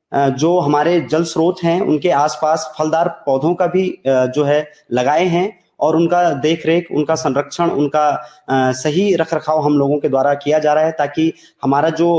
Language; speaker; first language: Hindi; native; Hindi